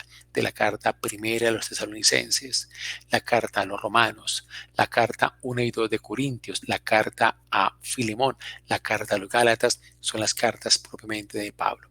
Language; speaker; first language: Spanish; native; Spanish